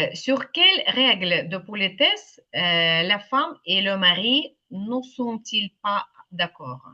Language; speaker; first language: French; non-native, fluent; Ukrainian